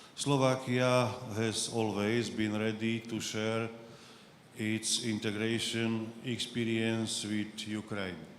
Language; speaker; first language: English; non-native, fluent; Slovak